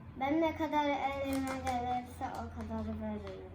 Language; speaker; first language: Turkish; early bilingual, heritage; Turkish